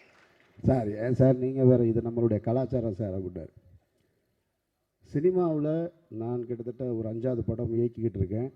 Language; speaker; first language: Tamil; native; Tamil